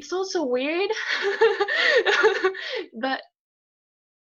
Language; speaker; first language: English; non-native, fluent; Italian